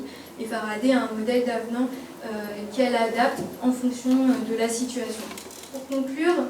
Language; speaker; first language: French; native; French